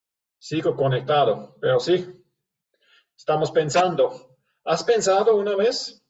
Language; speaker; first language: Spanish; non-native, fluent; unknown